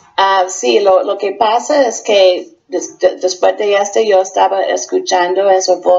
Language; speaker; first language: Spanish; non-native, fluent; English